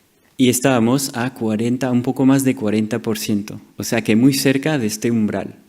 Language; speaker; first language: Spanish; non-native, fluent; French